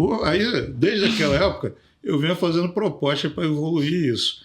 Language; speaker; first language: Portuguese; native; Portuguese